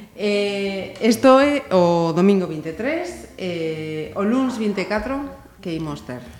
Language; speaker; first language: Galician; native; Galician